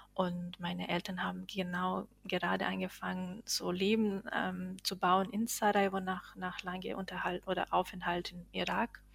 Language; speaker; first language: German; non-native, fluent; Bosnian